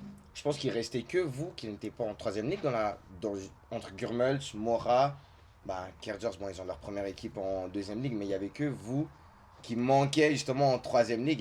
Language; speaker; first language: French; native; French